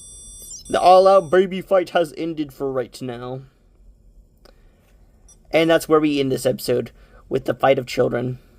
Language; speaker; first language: English; native; English